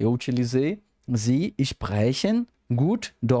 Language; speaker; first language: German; non-native, fluent; Portuguese